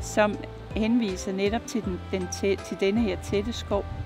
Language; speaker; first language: Danish; native; Danish